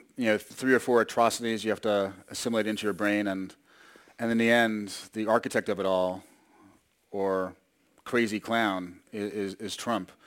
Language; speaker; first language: English; native; English